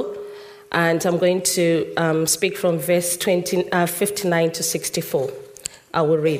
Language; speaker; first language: English; non-native, local second language; Shona